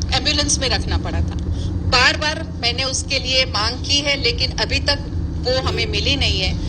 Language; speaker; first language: Hindi; non-native, local second language; Marathi